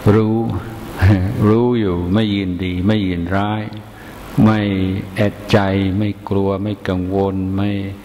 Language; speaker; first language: Thai; non-native, fluent; English